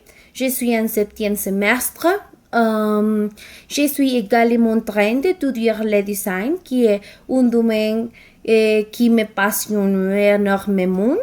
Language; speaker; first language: French; non-native, learner; Spanish